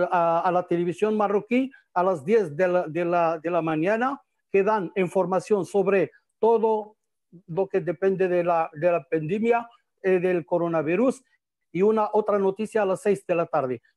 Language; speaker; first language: Spanish; non-native, fluent; Arabic